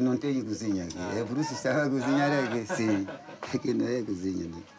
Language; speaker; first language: Portuguese; non-native, local second language; Shona